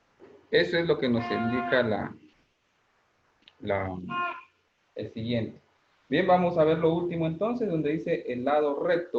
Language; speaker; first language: Spanish; native; Spanish